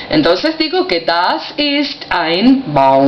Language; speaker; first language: German; non-native, fluent; Spanish